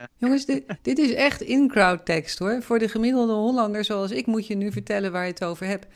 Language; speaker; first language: Dutch; native; Dutch